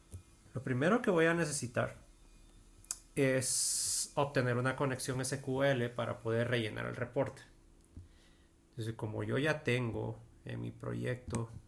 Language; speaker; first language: Spanish; native; Spanish